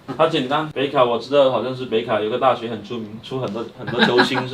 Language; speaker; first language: Chinese; native; Chinese